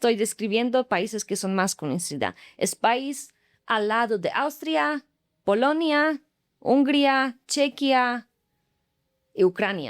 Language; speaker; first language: Spanish; non-native, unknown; Slovak